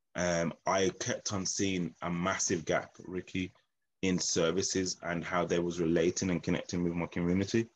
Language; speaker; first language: English; native; English